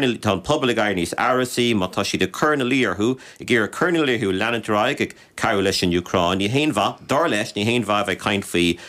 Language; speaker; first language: Irish; native; Irish